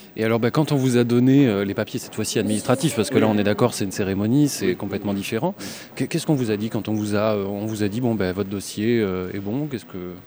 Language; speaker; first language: French; native; French